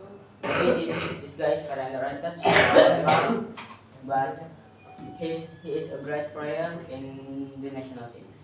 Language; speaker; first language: English; non-native, learner; Indonesian